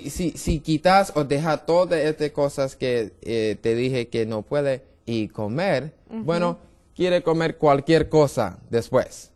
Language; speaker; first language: Spanish; non-native, learner; English